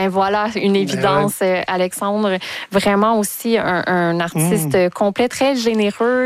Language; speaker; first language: French; native; French